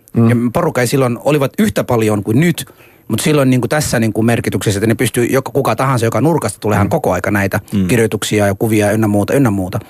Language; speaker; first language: Finnish; non-native, fluent; Arabic